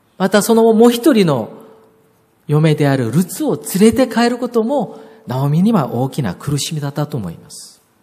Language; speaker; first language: Japanese; non-native, fluent; Korean